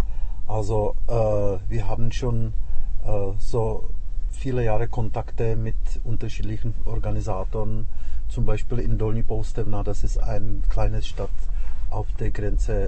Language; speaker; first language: German; non-native, fluent; Czech